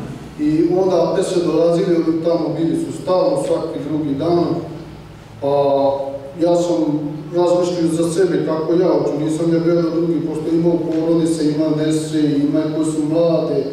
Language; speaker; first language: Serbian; non-native, learner; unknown